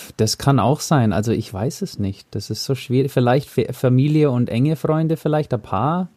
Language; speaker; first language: German; early bilingual, heritage; German